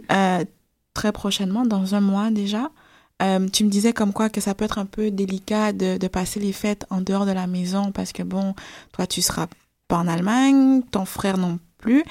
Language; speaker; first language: French; native; French